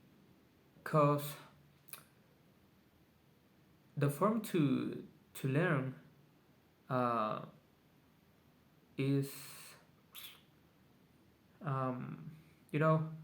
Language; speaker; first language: English; non-native, learner; Spanish